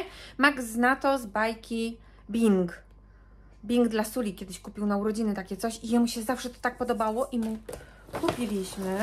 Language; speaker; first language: Polish; native; Polish